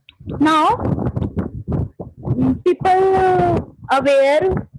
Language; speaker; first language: English; non-native, learner; Hindi